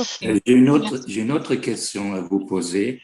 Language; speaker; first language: French; non-native, fluent; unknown